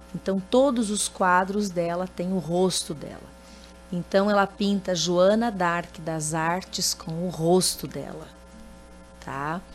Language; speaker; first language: Portuguese; native; Portuguese